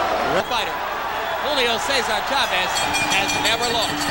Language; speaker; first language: English; native; English